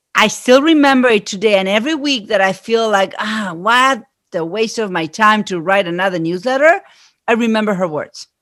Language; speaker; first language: English; non-native, fluent; Spanish